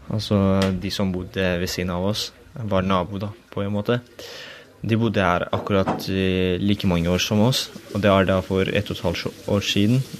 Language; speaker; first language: Norwegian; early bilingual, other home language; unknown